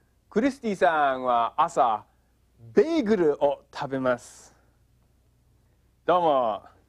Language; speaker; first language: Japanese; non-native, fluent; English